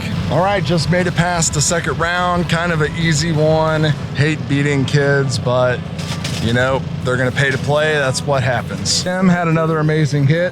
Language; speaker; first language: English; native; English